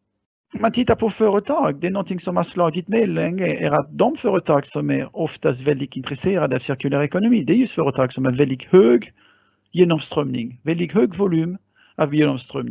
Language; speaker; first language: Swedish; non-native, fluent; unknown